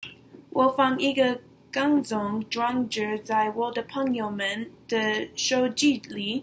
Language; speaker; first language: Chinese; non-native, learner; English